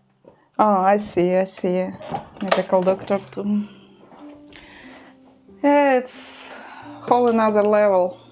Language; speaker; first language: English; non-native, learner; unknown